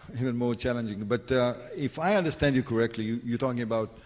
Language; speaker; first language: English; non-native, fluent; Hebrew